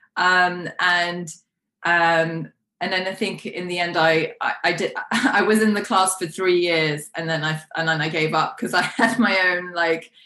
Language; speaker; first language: English; non-native, local second language; Polish